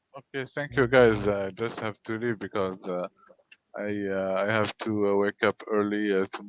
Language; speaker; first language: English; non-native, learner; French